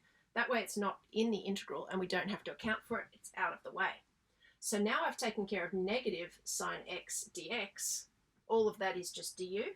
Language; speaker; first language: English; native; English